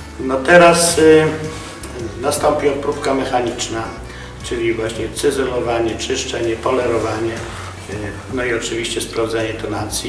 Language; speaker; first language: Polish; native; Polish